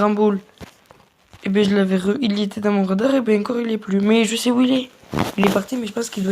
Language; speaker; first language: French; native; French